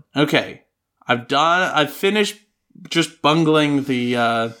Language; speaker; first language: English; native; English